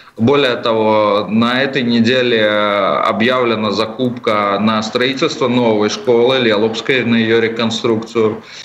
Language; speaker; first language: Russian; native; Russian